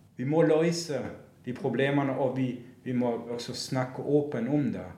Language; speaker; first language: Norwegian; non-native, fluent; German